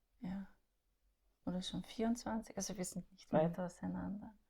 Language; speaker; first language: German; non-native, fluent; Russian